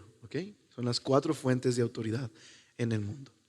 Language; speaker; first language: Spanish; native; Spanish